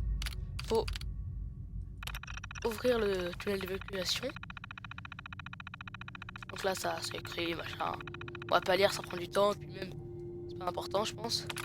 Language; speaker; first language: French; native; French